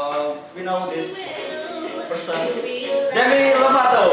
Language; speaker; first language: English; non-native, learner; Indonesian